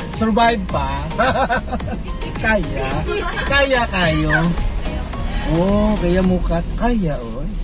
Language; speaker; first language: Filipino; non-native, local second language; Cebuano